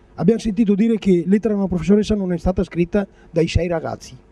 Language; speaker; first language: Italian; native; Italian